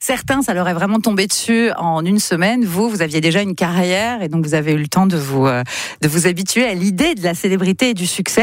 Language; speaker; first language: French; native; French